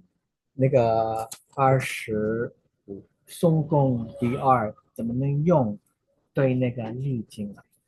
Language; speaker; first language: Chinese; early bilingual, heritage; Chinese